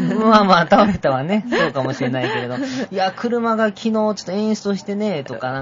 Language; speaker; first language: Japanese; native; Japanese